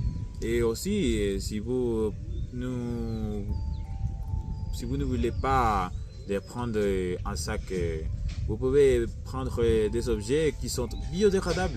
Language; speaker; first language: French; non-native, learner; Spanish